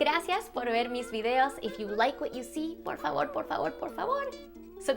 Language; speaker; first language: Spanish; non-native, fluent; English